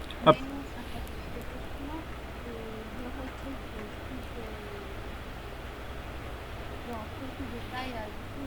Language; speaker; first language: French; non-native, learner; Spanish